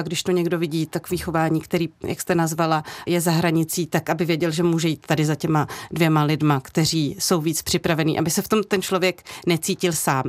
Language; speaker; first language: Czech; native; Czech